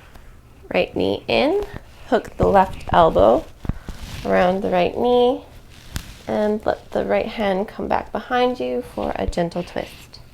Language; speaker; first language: English; native; English